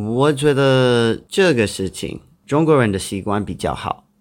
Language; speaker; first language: Chinese; non-native, learner; English